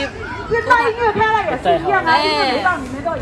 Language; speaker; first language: Chinese; native; Chinese